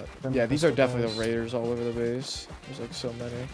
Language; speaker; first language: English; native; English